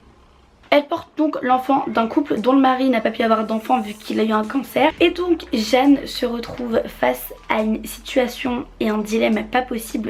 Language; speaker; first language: French; native; French